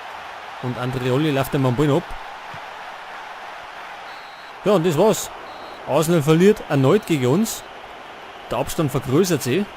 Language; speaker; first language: German; native; German